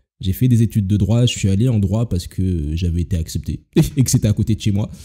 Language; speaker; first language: French; native; French